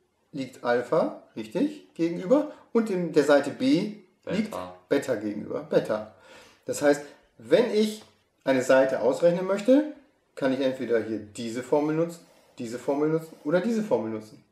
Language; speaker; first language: German; native; German